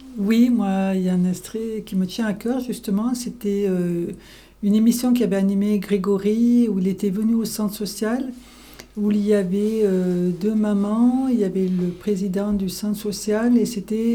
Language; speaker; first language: French; native; French